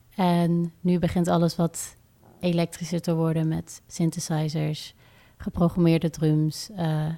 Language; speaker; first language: Dutch; native; Dutch